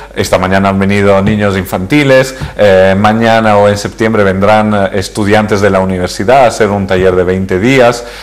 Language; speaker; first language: Spanish; early bilingual, heritage; Spanish